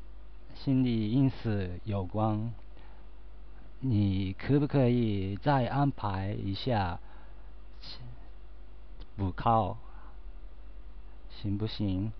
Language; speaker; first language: Chinese; non-native, learner; Japanese